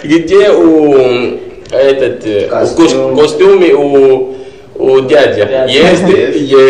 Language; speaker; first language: Russian; non-native, learner; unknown